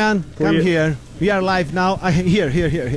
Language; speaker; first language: English; non-native, learner; Portuguese